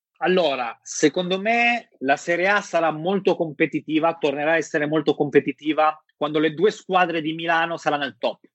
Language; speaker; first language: Italian; native; Italian